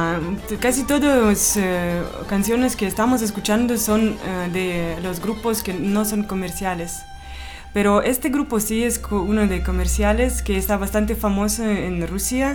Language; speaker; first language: Spanish; non-native, fluent; Russian